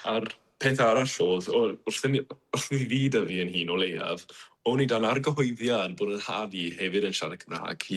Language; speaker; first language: Welsh; non-native, fluent; English